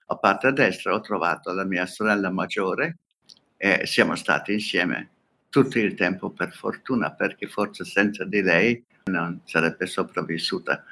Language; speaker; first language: Italian; non-native, fluent; Hungarian